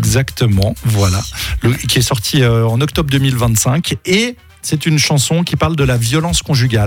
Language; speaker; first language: French; native; French